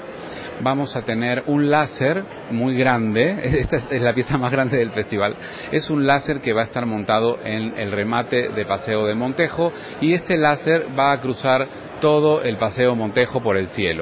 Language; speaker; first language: Spanish; native; Spanish